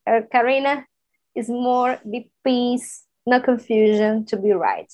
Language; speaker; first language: English; non-native, learner; Portuguese